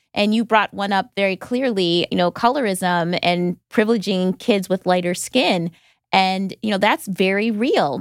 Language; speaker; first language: English; native; English